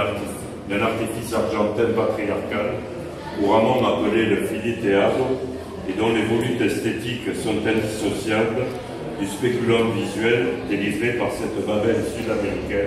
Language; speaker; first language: French; native; French